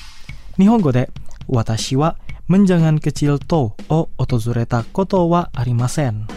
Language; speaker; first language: Japanese; non-native, fluent; Indonesian